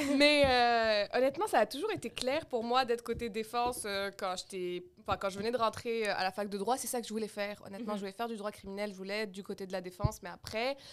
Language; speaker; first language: French; non-native, local second language; Arabic